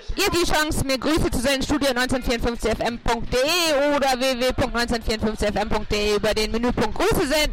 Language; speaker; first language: German; native; German